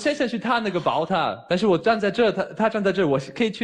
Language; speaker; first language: Chinese; non-native, fluent; German